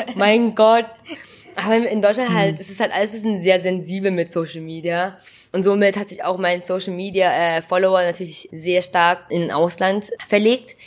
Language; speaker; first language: German; early bilingual, other home language; Vietnamese